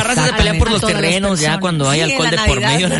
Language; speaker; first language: Spanish; native; Spanish